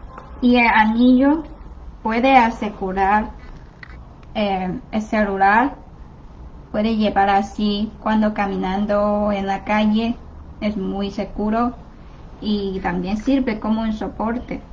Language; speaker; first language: Spanish; non-native, learner; Chinese